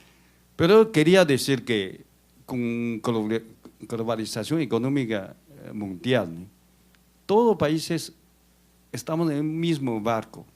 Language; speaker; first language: Portuguese; non-native, learner; Chinese